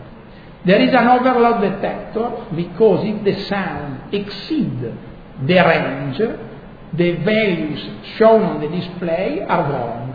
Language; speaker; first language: English; non-native, fluent; Italian